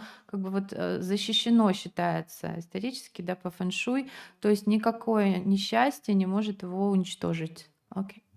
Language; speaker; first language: Russian; native; Russian